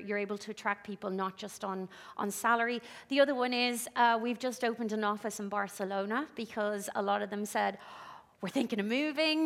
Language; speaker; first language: English; native; English